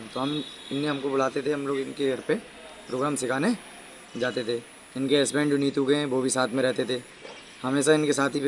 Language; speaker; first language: Hindi; native; Hindi